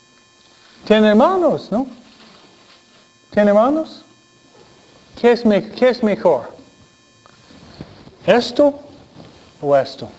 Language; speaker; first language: Spanish; non-native, fluent; English